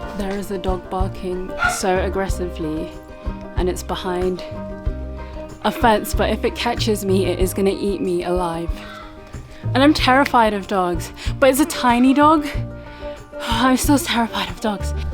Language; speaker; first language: English; early bilingual, other home language; Turkish